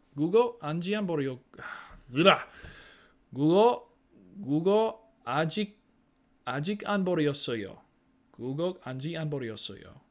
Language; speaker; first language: Korean; non-native, learner; English